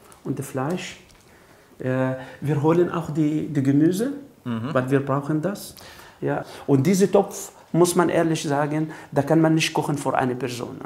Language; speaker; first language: German; non-native, fluent; Arabic